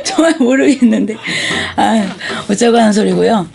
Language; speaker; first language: Korean; native; Korean